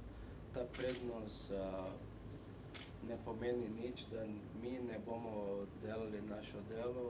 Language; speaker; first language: Slovenian; non-native, fluent; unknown